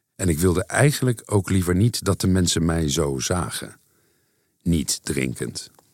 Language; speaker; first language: Dutch; native; Dutch